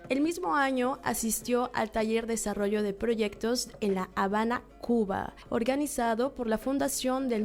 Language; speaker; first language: Spanish; native; Spanish